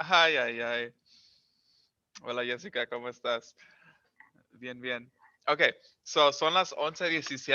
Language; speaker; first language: Spanish; early bilingual, other home language; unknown